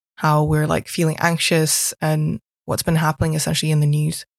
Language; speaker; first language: English; non-native, local second language; Cantonese